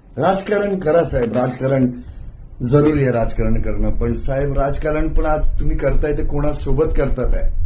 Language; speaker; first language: Marathi; non-native, local second language; Hindi